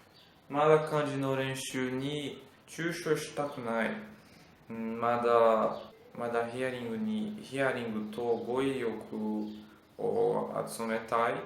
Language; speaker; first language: Japanese; non-native, learner; Portuguese